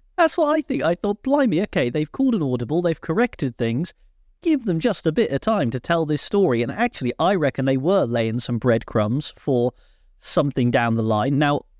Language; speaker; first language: English; native; English